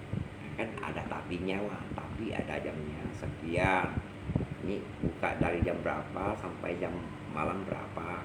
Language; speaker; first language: Indonesian; non-native, local second language; Hakka Chinese